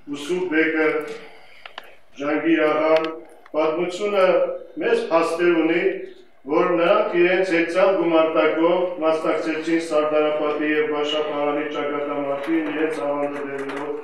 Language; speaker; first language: Armenian; non-native, local second language; Kurdish